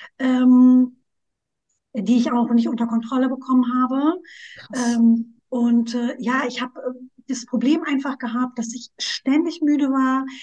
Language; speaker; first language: German; early bilingual, other home language; Turkish